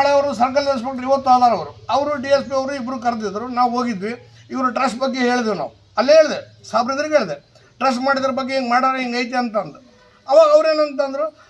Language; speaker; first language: Kannada; native; Kannada